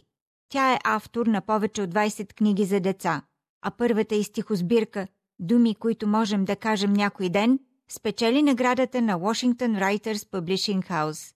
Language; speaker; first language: Bulgarian; native; Bulgarian